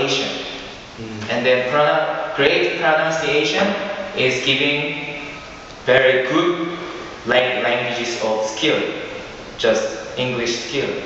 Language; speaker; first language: English; non-native, learner; Korean